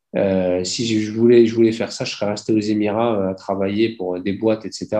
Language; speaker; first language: French; native; French